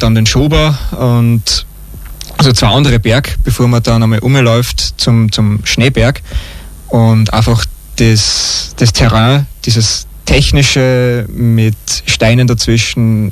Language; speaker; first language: German; native; German